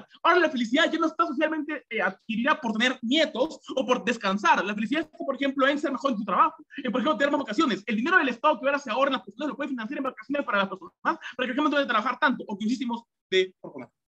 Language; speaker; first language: Spanish; native; Spanish